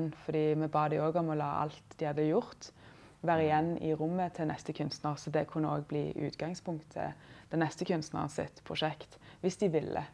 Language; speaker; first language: Norwegian; native; Norwegian